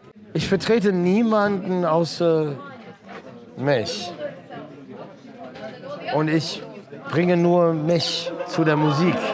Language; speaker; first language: German; non-native, fluent; English